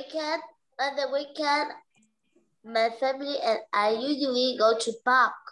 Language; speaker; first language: English; non-native, learner; Vietnamese